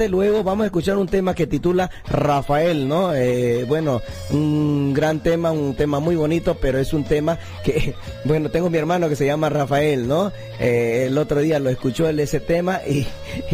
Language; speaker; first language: Spanish; native; Spanish